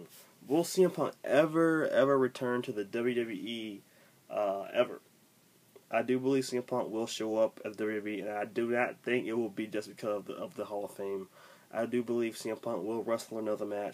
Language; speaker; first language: English; native; English